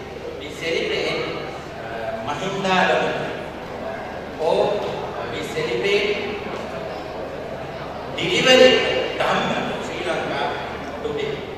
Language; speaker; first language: English; non-native, learner; Sinhala